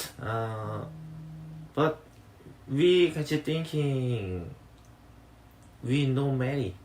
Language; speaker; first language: English; non-native, learner; Korean